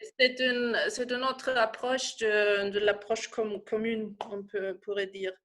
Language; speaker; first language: French; non-native, learner; German